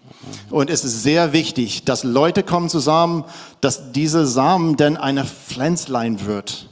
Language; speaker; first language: German; non-native, fluent; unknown